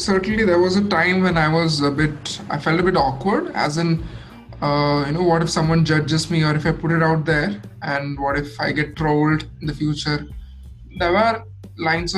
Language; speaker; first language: English; non-native, local second language; Malayalam